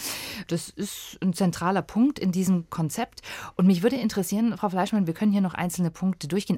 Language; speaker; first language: German; native; German